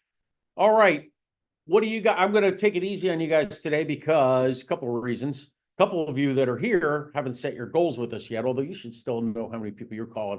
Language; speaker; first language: English; native; English